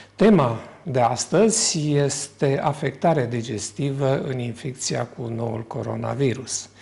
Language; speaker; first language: Romanian; native; Romanian